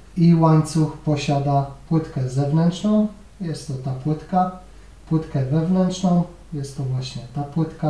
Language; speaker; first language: Polish; native; Polish